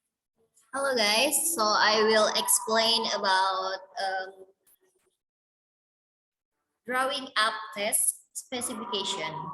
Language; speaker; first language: English; non-native, learner; Indonesian